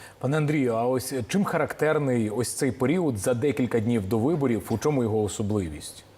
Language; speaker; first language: Ukrainian; native; Ukrainian